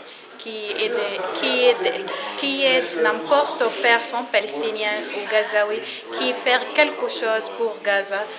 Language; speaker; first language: French; non-native, learner; Arabic